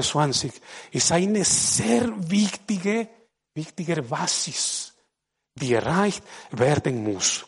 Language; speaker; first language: German; non-native, fluent; Spanish